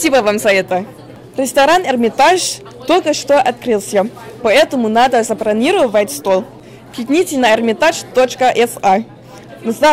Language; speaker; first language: Russian; non-native, learner; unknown